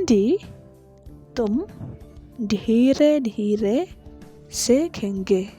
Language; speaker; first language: Hindi; non-native, local second language; Khasi